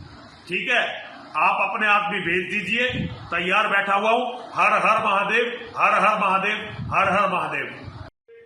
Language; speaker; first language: Hindi; native; Hindi